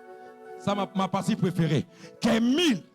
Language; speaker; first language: French; non-native, local second language; Lingala